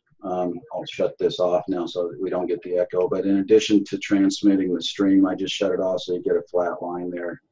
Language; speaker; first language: English; native; English